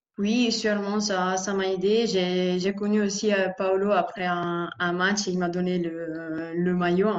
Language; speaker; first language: French; non-native, fluent; Italian